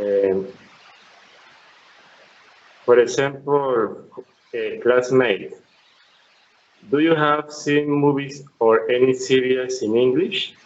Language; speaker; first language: English; non-native, learner; Spanish